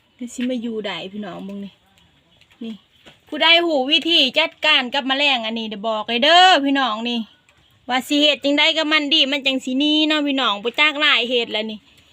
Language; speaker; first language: Thai; native; Thai